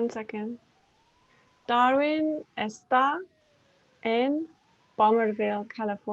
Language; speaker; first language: Spanish; non-native, learner; English